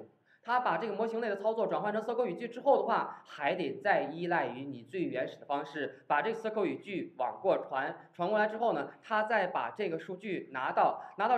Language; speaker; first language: Chinese; native; Chinese